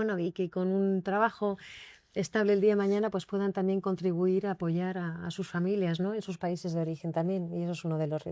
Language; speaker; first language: Spanish; native; Spanish